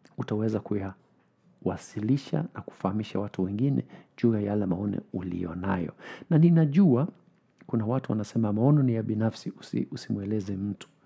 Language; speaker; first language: Swahili; non-native, fluent; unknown